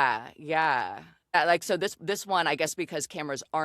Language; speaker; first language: English; native; English